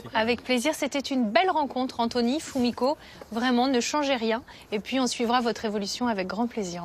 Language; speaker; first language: French; native; French